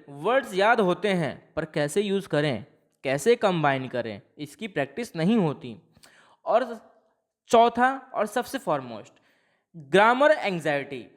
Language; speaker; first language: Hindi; non-native, local second language; Bhojpuri